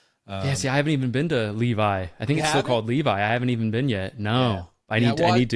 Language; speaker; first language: English; native; English